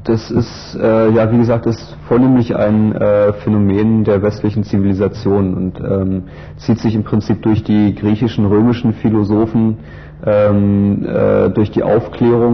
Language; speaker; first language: German; native; German